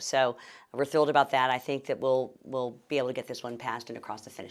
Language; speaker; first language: English; native; English